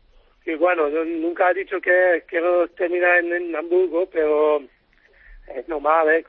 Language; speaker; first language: Spanish; non-native, learner; Dutch